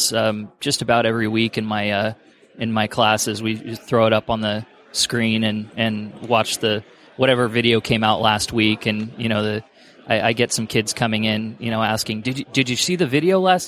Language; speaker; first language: English; native; English